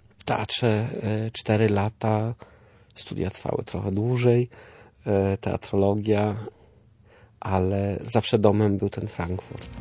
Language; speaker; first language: Polish; early bilingual, heritage; Polish